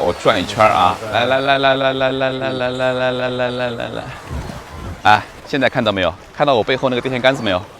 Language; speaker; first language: Chinese; native; Chinese